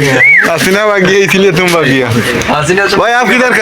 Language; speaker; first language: Hindi; non-native, learner; Bangla